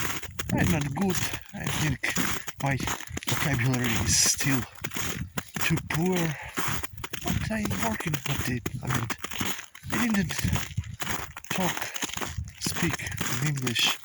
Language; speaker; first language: English; non-native, learner; Ukrainian